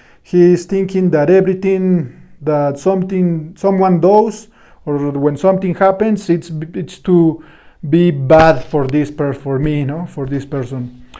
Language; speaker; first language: English; non-native, fluent; Spanish